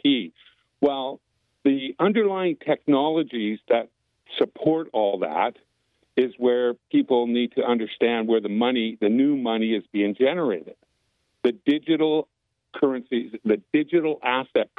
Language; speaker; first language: English; native; English